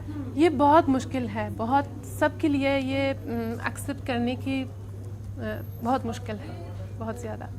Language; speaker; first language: Hindi; non-native, learner; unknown